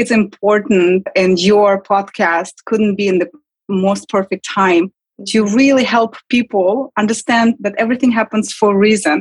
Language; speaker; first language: English; non-native, fluent; Kazakh